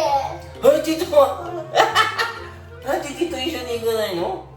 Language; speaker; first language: Japanese; non-native, fluent; Filipino